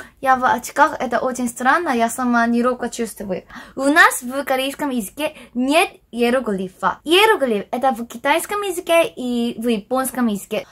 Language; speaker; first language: Russian; non-native, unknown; Korean